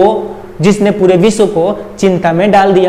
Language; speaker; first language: Hindi; native; Hindi